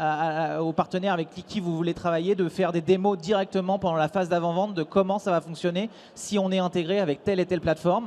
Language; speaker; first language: French; native; French